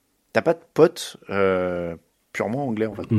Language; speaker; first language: French; native; French